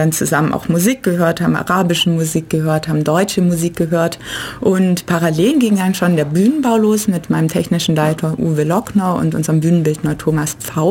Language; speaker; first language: German; native; German